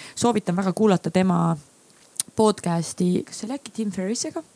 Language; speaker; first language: Estonian; native; Estonian